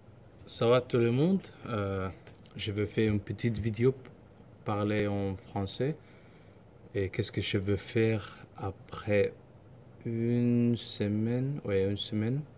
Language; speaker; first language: French; non-native, learner; Somali